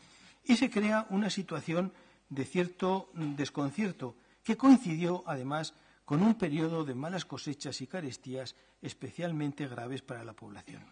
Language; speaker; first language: Spanish; native; Spanish